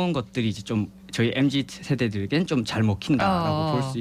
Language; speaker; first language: Korean; native; Korean